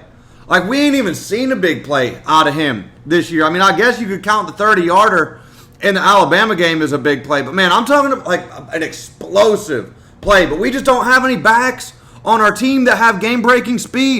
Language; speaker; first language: English; native; English